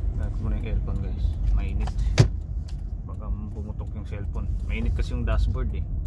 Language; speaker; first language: Filipino; non-native, local second language; Cebuano